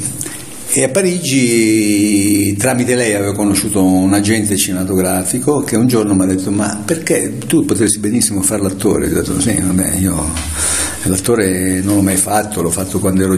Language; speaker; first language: Italian; native; Italian